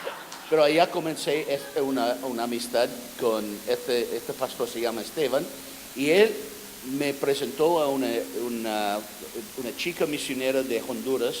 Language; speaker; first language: Spanish; non-native, fluent; English